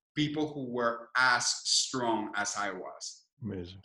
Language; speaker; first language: English; non-native, fluent; Spanish